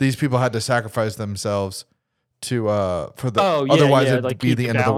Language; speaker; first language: English; native; English